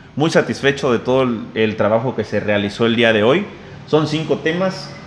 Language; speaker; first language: Spanish; native; Spanish